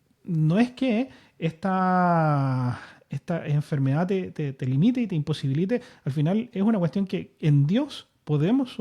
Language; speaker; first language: Spanish; native; Spanish